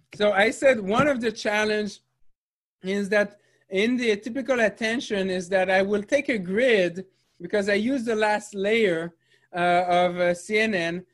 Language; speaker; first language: English; non-native, fluent; French